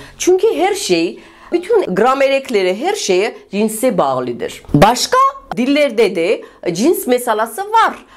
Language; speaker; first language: Turkish; non-native, fluent; Russian